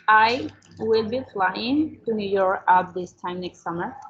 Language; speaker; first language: English; non-native, learner; Spanish